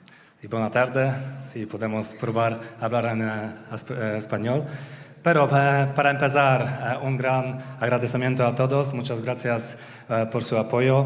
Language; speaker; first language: Spanish; non-native, learner; Polish